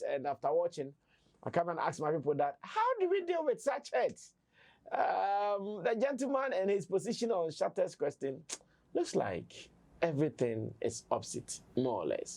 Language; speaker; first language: English; non-native, local second language; Akan